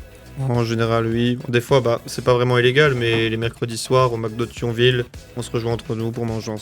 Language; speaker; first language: French; native; French